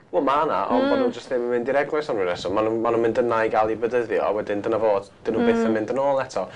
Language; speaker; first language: Welsh; non-native, local second language; English